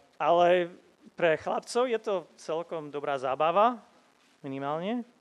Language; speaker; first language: Slovak; non-native, fluent; English